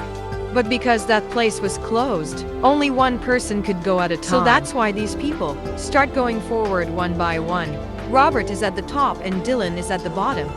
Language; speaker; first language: English; non-native, local second language; Hindi